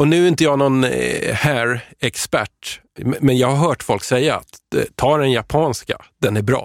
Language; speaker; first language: Swedish; native; Swedish